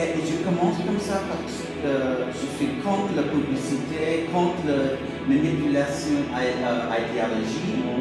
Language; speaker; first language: French; non-native, learner; English